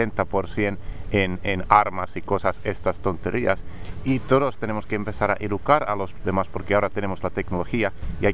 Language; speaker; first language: Spanish; non-native, fluent; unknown